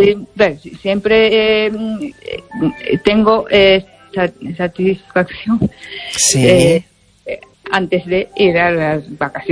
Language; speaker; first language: Spanish; non-native, fluent; Japanese